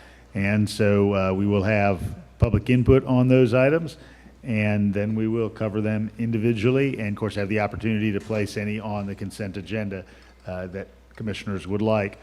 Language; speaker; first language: English; native; English